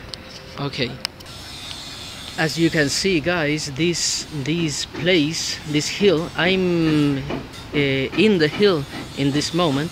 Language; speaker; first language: English; non-native, learner; Spanish